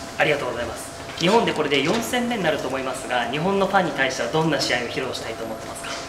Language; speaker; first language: Japanese; native; Japanese